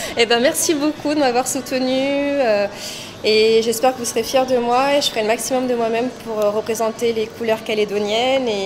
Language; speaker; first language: French; native; French